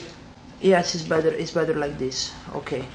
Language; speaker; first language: English; non-native, learner; Italian